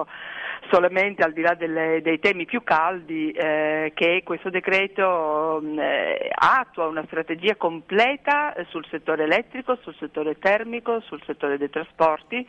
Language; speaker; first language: Italian; native; Italian